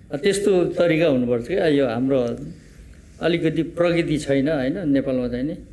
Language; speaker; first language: Nepali; native; Nepali